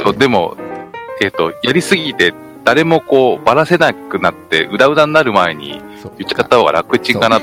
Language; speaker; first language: Japanese; native; Japanese